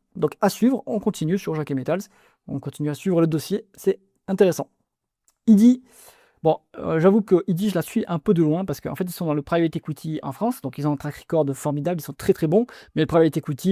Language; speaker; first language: French; native; French